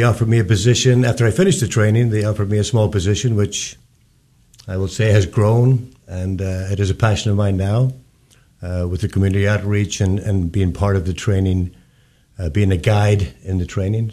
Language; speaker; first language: English; native; English